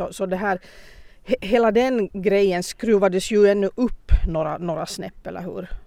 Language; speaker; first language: Swedish; native; Swedish